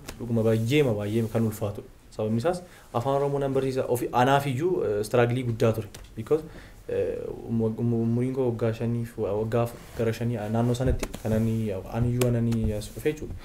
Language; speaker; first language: Oromo; non-native, local second language; Amharic